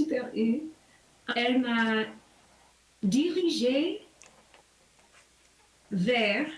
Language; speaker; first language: French; non-native, learner; English